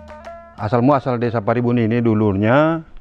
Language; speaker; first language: Indonesian; non-native, local second language; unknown